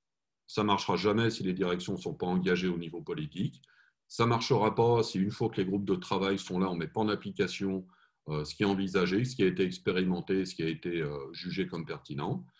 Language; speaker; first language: French; native; French